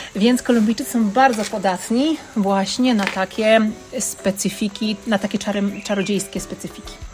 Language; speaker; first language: Polish; native; Polish